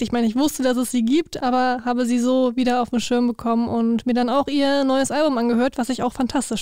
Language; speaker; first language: German; native; German